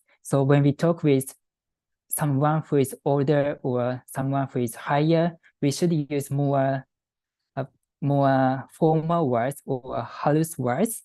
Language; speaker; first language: English; non-native, fluent; Japanese